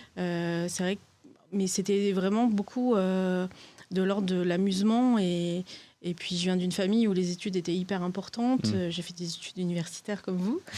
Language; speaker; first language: French; early bilingual, other home language; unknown